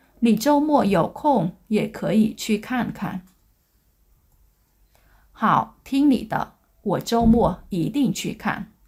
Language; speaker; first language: Chinese; non-native, learner; Vietnamese